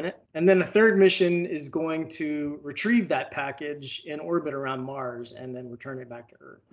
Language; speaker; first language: English; native; English